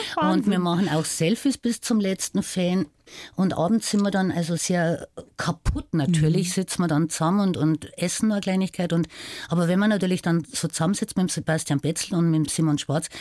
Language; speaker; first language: German; native; German